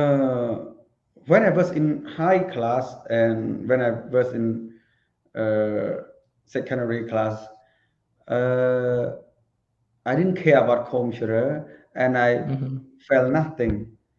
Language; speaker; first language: English; non-native, learner; Khmer